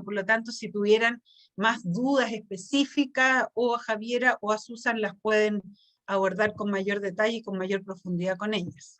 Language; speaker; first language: Spanish; native; Spanish